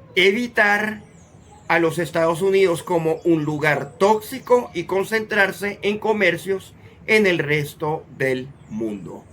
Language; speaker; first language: Spanish; native; Spanish